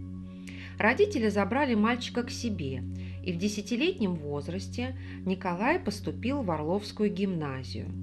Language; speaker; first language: Russian; native; Russian